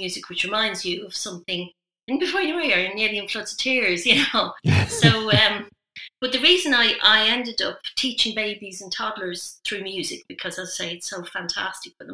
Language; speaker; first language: English; native; English